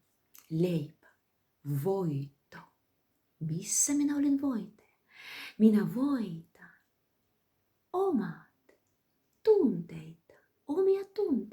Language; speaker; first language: Finnish; non-native, fluent; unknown